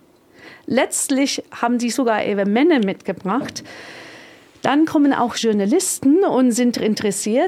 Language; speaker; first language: German; non-native, fluent; English